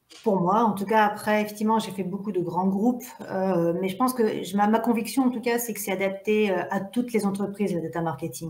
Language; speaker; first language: French; native; French